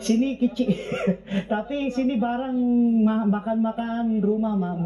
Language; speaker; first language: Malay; non-native, learner; Filipino